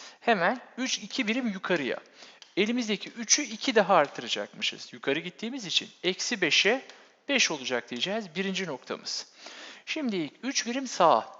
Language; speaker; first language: Turkish; native; Turkish